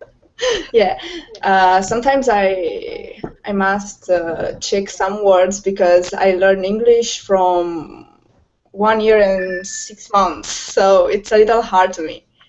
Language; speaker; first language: English; non-native, learner; Romanian